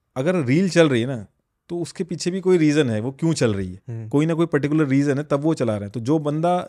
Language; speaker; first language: Hindi; native; Hindi